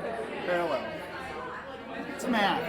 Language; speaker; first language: English; native; English